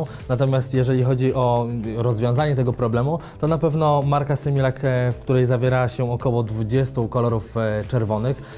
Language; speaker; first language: Polish; native; Polish